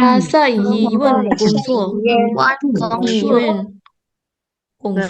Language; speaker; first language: Chinese; non-native, learner; Indonesian